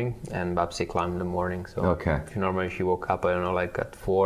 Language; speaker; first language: English; non-native, fluent; Italian